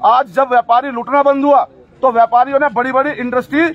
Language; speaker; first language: Hindi; native; Hindi